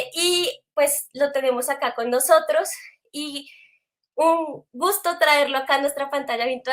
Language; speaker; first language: Spanish; native; Spanish